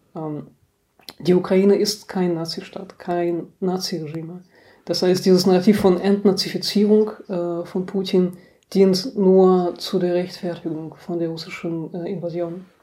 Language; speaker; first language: German; non-native, fluent; Russian